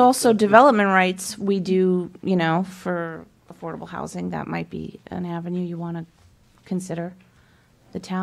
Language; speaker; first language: English; native; English